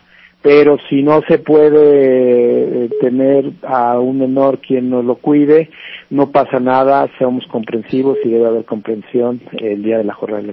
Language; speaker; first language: Spanish; native; Spanish